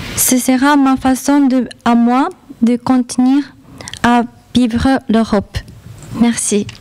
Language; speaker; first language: French; non-native, fluent; Japanese